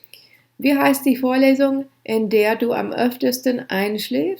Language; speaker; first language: German; non-native, fluent; English